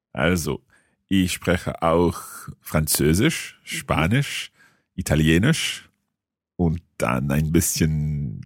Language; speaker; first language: German; non-native, learner; English